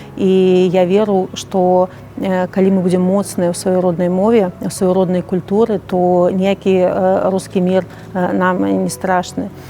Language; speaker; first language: Belarusian; non-native, local second language; Russian